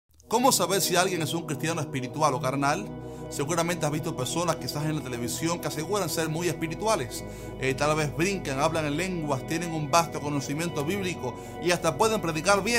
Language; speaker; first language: Spanish; native; Spanish